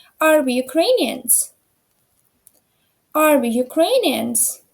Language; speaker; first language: English; non-native, fluent; Ukrainian